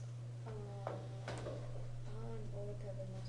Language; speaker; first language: Japanese; non-native, learner; English